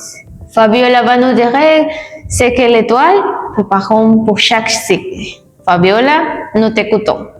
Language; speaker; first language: French; non-native, learner; Spanish